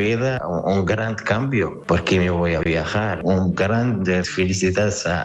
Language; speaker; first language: Spanish; non-native, learner; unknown